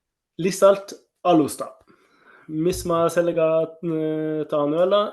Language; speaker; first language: Estonian; non-native, fluent; Norwegian